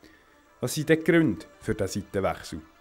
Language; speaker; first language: German; native; German